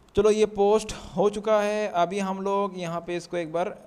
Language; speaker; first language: Hindi; non-native, local second language; Assamese